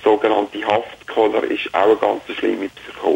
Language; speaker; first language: German; native; German